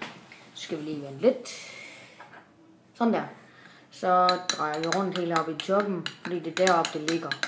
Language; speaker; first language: Danish; native; Danish